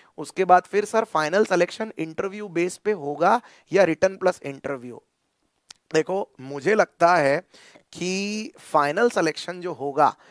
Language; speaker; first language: Hindi; non-native, local second language; Marathi